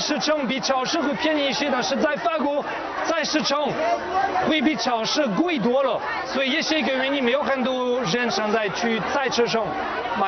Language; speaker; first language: Chinese; non-native, fluent; French